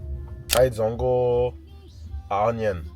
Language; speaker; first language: Chinese; non-native, learner; French